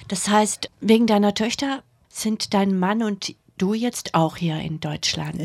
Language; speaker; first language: German; native; German